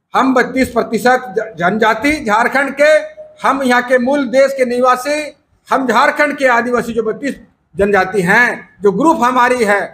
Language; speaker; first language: Hindi; native; Hindi